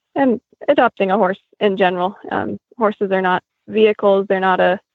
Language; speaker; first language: English; native; English